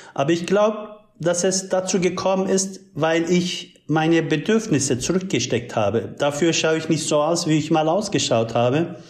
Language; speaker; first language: German; early bilingual, other home language; Turkish